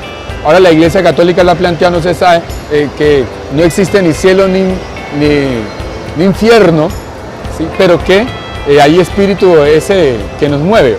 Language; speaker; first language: Spanish; native; Spanish